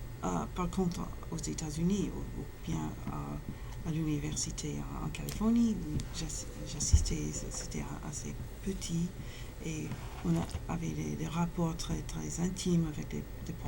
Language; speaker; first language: French; non-native, fluent; English